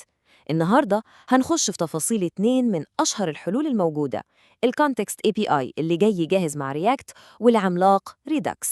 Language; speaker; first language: Arabic; native; Arabic